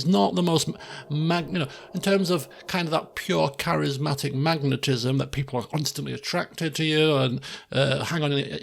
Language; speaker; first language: English; native; English